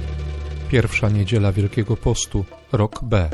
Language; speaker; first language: Polish; native; Polish